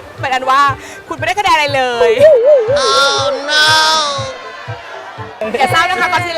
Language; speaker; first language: Thai; native; Thai